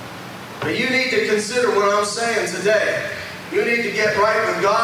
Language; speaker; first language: English; native; English